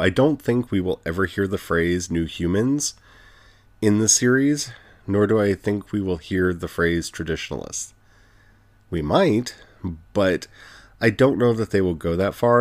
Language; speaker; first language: English; native; English